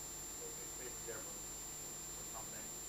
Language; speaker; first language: English; non-native, learner; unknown